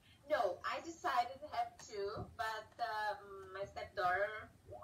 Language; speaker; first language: English; non-native, learner; Portuguese